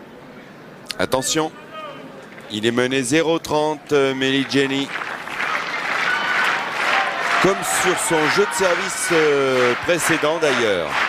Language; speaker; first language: French; native; French